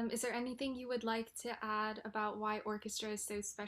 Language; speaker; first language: English; native; English